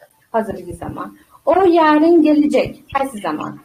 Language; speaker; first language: Turkish; non-native, fluent; Uzbek